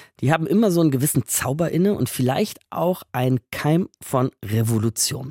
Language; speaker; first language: German; native; German